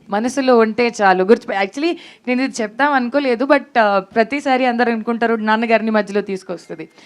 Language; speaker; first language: Telugu; non-native, fluent; Hindi